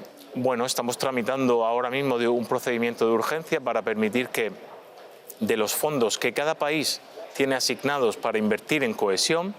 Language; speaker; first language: Spanish; native; Spanish